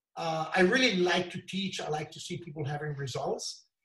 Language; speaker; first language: English; non-native, fluent; Italian